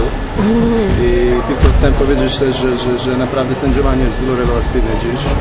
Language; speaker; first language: Polish; non-native, fluent; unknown